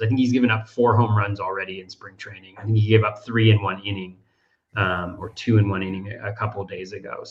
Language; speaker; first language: English; native; English